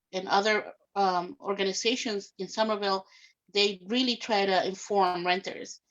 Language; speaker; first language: English; early bilingual, other home language; Spanish